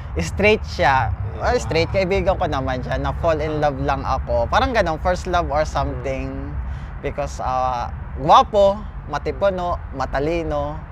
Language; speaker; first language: Filipino; native; Filipino